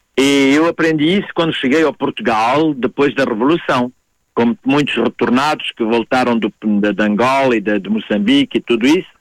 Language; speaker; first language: Portuguese; native; Portuguese